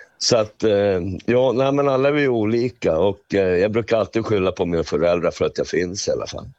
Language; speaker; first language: Swedish; native; Swedish